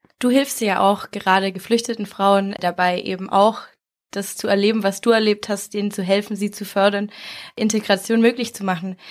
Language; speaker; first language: German; native; German